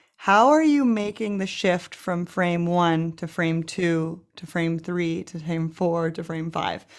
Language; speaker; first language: English; native; English